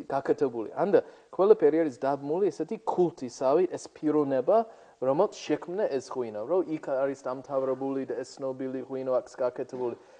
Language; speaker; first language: Georgian; non-native, fluent; English